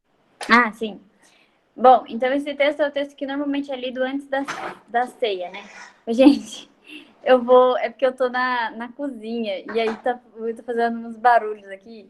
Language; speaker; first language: Portuguese; native; Portuguese